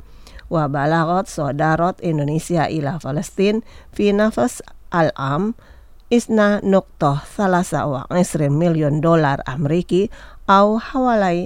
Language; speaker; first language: Arabic; non-native, fluent; Indonesian